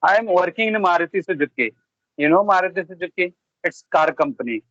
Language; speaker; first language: English; non-native, learner; Bhojpuri